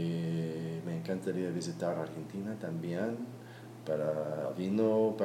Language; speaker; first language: Spanish; non-native, learner; English